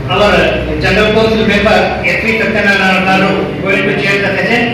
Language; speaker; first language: Telugu; non-native, learner; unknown